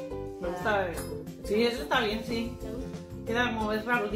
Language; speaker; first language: Spanish; native; Spanish